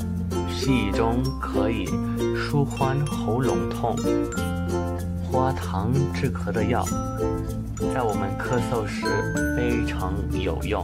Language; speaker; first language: Chinese; non-native, fluent; Spanish